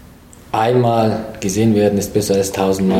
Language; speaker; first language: German; non-native, fluent; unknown